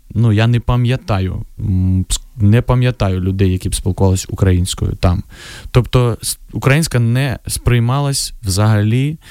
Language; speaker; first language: Ukrainian; non-native, local second language; Russian